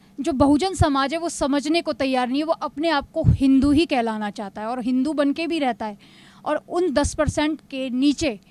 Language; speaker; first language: Hindi; native; Hindi